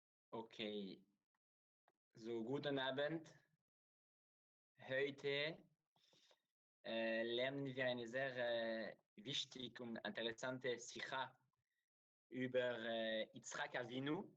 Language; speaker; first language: German; non-native, learner; Hebrew